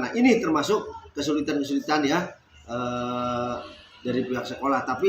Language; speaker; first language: Indonesian; native; Indonesian